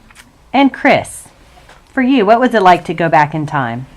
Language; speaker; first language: English; native; English